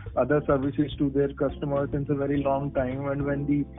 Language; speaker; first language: English; non-native, local second language; Punjabi